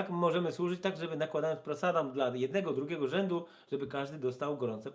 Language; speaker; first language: Polish; native; Polish